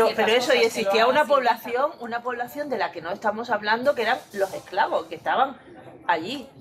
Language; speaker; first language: Spanish; native; Spanish